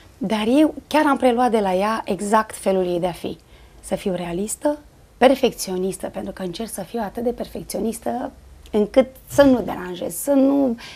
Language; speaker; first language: Romanian; native; Romanian